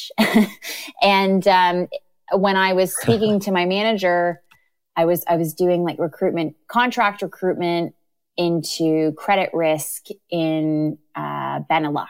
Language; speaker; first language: English; native; English